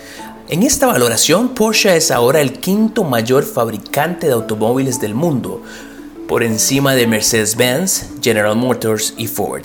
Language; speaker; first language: Spanish; native; Spanish